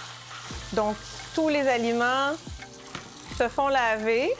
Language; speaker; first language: French; native; French